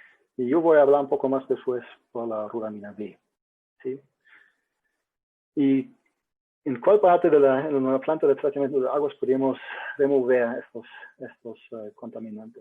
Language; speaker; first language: Spanish; non-native, learner; German